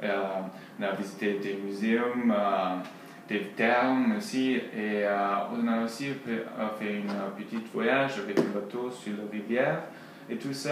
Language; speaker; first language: French; non-native, learner; English